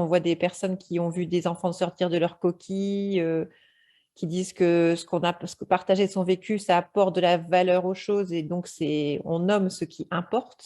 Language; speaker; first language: French; native; French